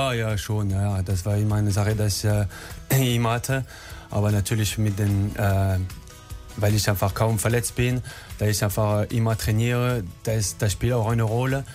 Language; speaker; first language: German; non-native, learner; French